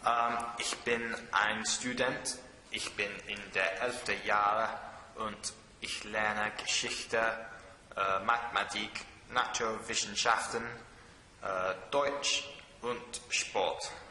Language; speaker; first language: German; non-native, learner; English